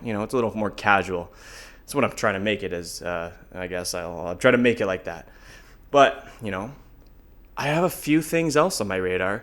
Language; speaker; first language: English; native; English